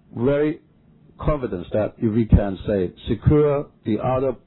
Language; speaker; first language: English; non-native, local second language; Cantonese